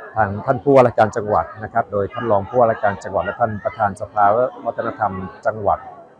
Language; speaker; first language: Thai; native; Thai